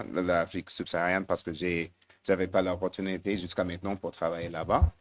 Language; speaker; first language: French; non-native, fluent; English